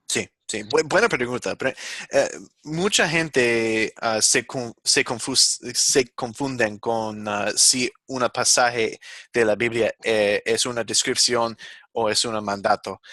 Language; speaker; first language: Spanish; non-native, fluent; English